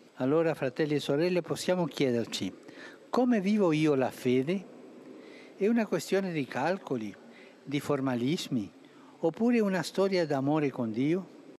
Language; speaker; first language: Italian; native; Italian